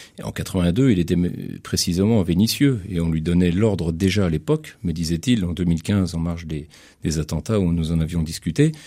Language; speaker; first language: French; native; French